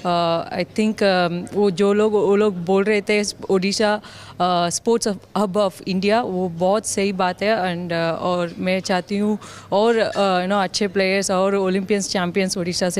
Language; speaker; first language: Hindi; non-native, local second language; Tamil